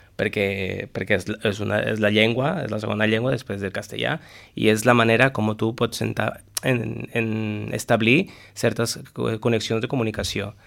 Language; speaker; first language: Catalan; non-native, fluent; Spanish